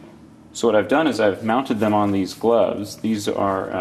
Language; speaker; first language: English; native; English